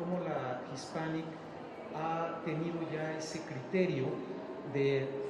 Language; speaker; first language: Spanish; native; Spanish